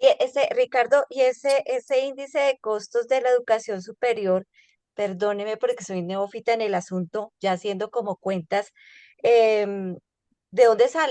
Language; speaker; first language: Spanish; native; Spanish